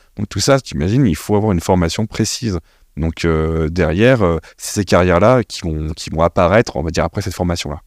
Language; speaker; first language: French; native; French